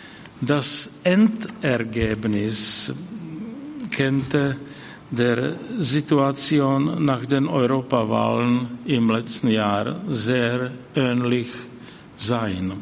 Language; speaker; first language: German; non-native, fluent; Czech